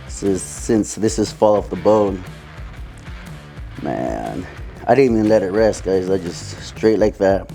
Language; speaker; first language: English; native; English